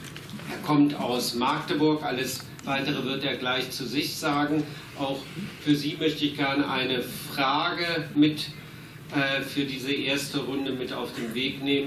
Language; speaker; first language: German; native; German